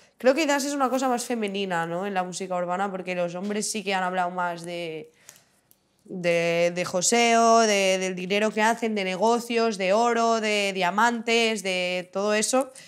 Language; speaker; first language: Spanish; non-native, local second language; Catalan